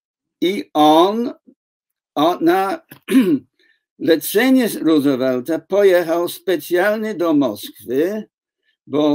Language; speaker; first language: Polish; non-native, fluent; English